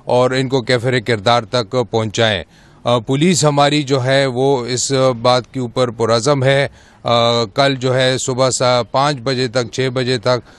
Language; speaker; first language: Urdu; non-native, local second language; Pashto